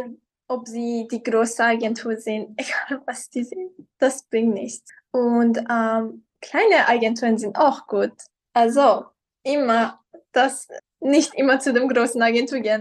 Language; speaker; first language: German; non-native, fluent; Persian